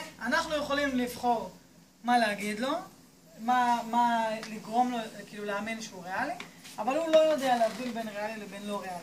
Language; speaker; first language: Hebrew; native; Hebrew